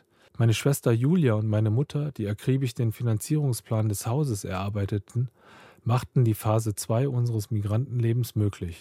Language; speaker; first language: German; early bilingual, other home language; Korean